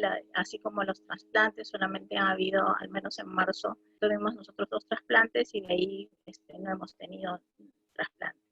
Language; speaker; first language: Spanish; native; Spanish